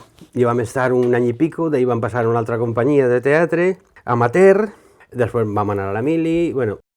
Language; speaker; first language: Catalan; native; Catalan